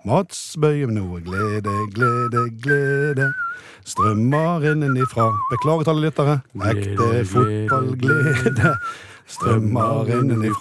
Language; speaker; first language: Norwegian; native; Norwegian